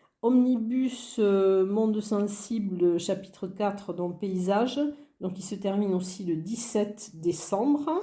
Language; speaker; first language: French; native; French